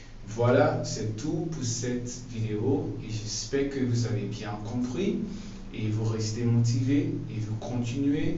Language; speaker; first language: French; non-native, fluent; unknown